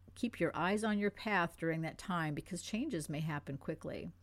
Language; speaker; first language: English; non-native, fluent; French